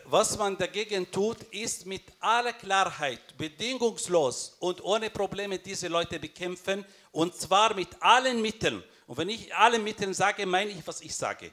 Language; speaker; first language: German; non-native, fluent; Arabic